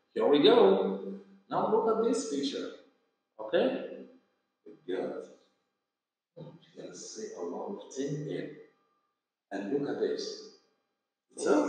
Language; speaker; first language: English; non-native, fluent; Vietnamese